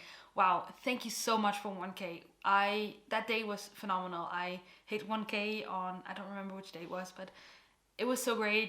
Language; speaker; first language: English; non-native, fluent; Portuguese